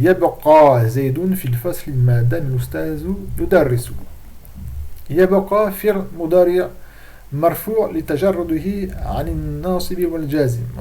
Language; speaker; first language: Arabic; non-native, fluent; French